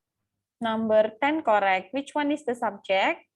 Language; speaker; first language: English; non-native, local second language; Indonesian